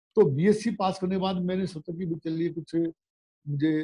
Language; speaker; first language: Hindi; native; Hindi